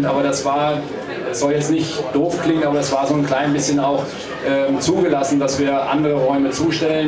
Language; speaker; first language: German; native; German